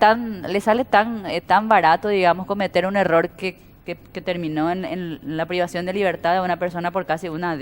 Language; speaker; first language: Spanish; native; Spanish